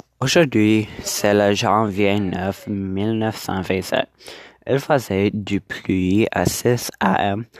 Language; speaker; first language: French; non-native, learner; English